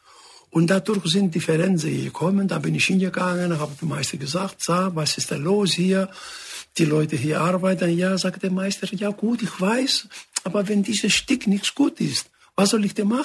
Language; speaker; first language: German; non-native, fluent; Greek